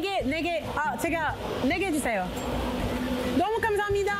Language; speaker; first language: Korean; non-native, learner; English